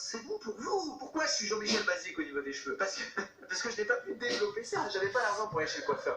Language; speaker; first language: French; native; French